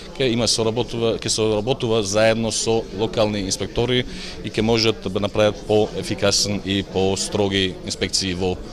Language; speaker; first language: Macedonian; non-native, local second language; Albanian